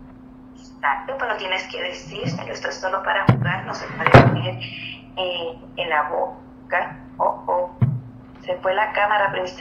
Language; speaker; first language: Spanish; native; Spanish